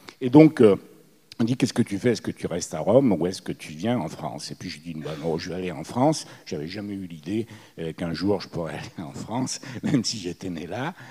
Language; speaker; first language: French; early bilingual, other home language; Italian